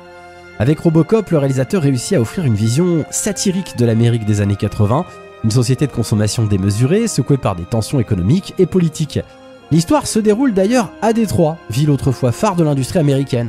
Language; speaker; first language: French; native; French